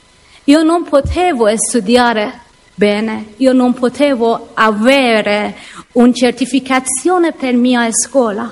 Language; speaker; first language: Italian; non-native, learner; Persian